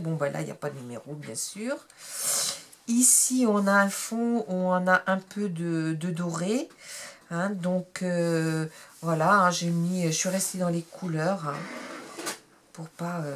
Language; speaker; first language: French; native; French